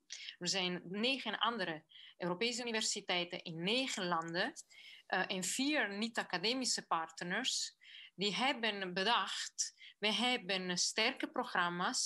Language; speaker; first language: Dutch; non-native, fluent; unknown